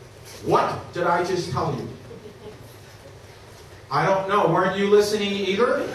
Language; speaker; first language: English; native; English